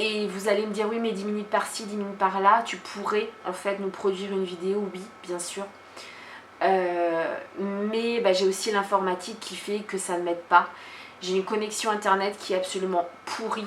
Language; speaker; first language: French; native; French